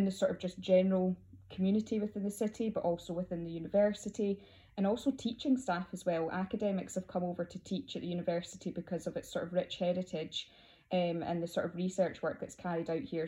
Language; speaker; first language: English; native; English